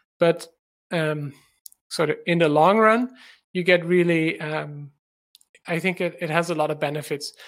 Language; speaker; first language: English; non-native, fluent; Dutch